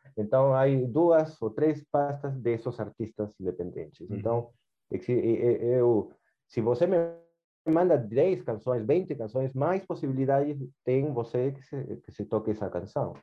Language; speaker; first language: Portuguese; non-native, fluent; Spanish